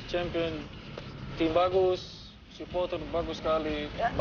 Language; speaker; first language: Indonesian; non-native, learner; Dutch